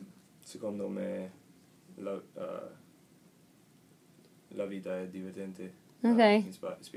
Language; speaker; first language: Italian; non-native, learner; English